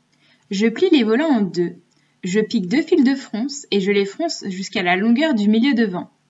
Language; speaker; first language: French; native; French